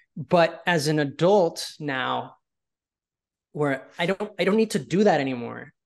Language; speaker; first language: English; early bilingual, other home language; Spanish